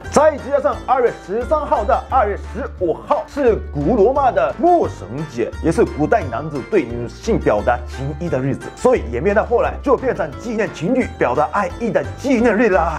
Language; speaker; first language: Chinese; non-native, fluent; Japanese